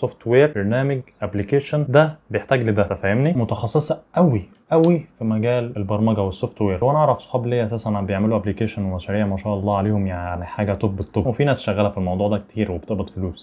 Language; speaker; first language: Arabic; native; Arabic